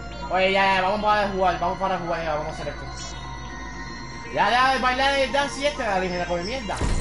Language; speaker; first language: Spanish; early bilingual, heritage; Spanish